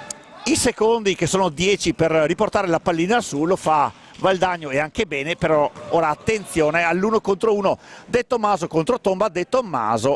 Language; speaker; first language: Italian; native; Italian